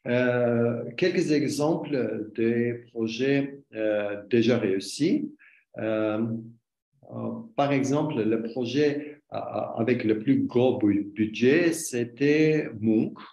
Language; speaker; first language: French; non-native, learner; Armenian